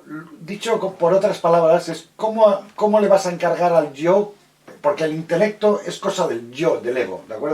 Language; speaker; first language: Spanish; native; Spanish